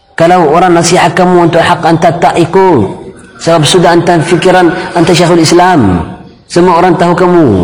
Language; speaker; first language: Malay; non-native, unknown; Arabic